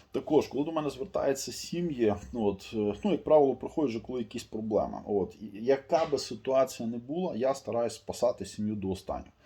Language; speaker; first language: Ukrainian; native; Ukrainian